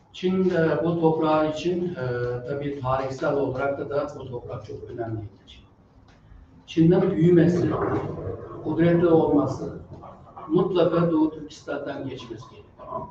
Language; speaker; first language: Turkish; non-native, fluent; Uyghur